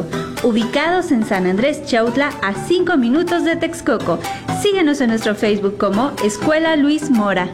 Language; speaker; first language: Spanish; native; Spanish